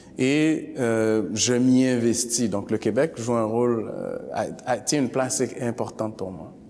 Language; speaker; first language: French; early bilingual, other home language; Haitian Creole